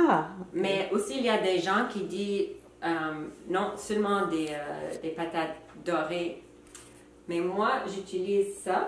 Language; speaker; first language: French; non-native, fluent; English